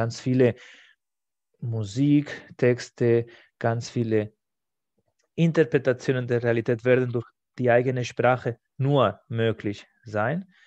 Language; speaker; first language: German; non-native, fluent; Spanish